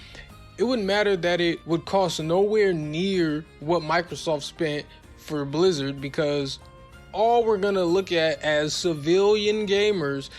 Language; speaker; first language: English; native; English